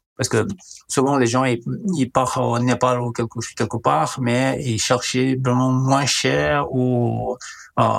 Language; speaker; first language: French; non-native, learner; Nepali